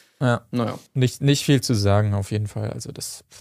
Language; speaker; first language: German; native; German